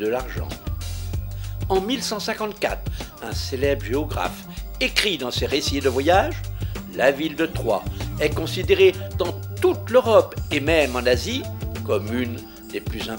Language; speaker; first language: French; native; French